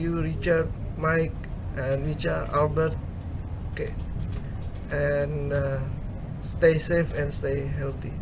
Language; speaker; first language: English; non-native, learner; Indonesian